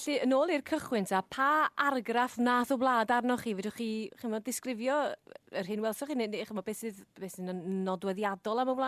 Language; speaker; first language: Welsh; native; Welsh